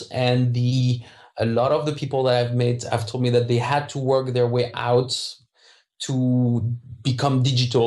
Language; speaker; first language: English; non-native, fluent; French